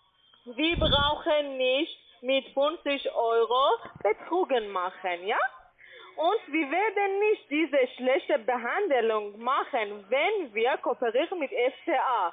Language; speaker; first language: German; non-native, learner; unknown